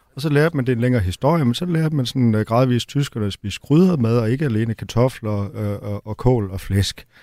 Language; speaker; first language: Danish; native; Danish